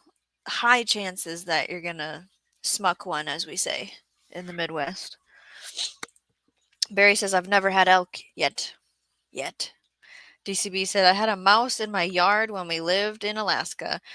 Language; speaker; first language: English; native; English